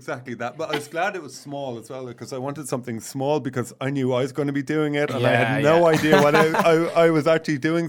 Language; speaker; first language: English; native; English